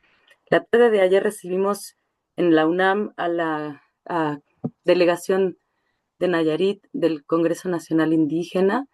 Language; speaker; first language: Spanish; native; Spanish